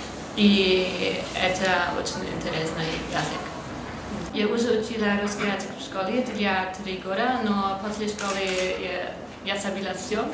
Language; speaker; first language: Russian; non-native, learner; German